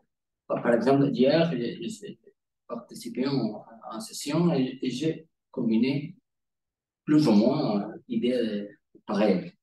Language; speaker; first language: French; non-native, learner; Spanish